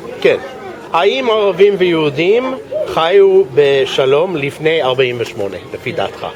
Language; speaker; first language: Hebrew; non-native, fluent; English